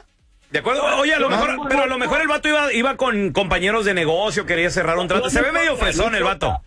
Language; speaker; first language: Spanish; native; Spanish